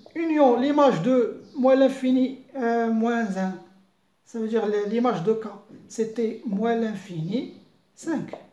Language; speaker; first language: French; non-native, local second language; Arabic